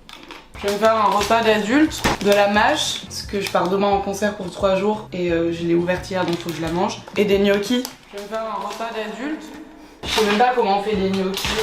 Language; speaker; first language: French; native; French